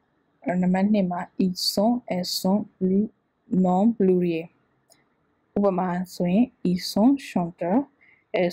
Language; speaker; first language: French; non-native, fluent; Burmese